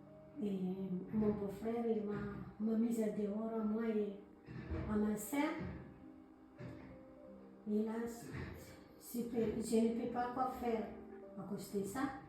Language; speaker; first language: French; non-native, learner; Malagasy